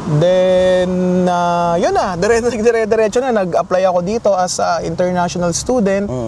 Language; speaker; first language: Filipino; native; Filipino